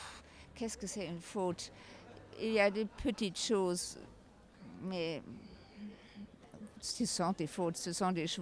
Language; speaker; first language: French; non-native, learner; German